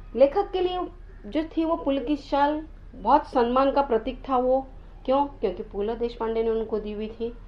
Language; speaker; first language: Hindi; non-native, local second language; Marathi